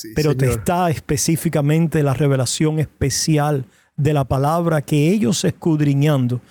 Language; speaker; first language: Spanish; native; Spanish